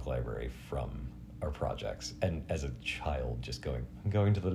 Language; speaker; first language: English; native; English